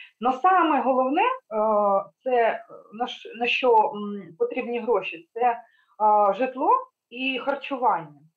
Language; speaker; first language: Ukrainian; non-native, local second language; Russian